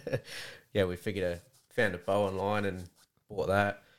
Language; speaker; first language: English; native; English